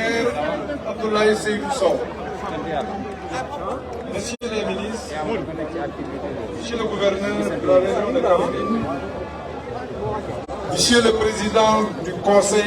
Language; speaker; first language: French; non-native, local second language; Wolof